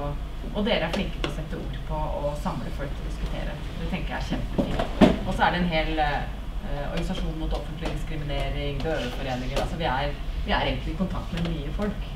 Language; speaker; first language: Norwegian; native; Norwegian